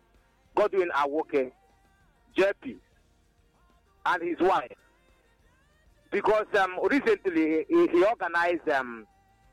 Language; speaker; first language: English; non-native, local second language; Igbo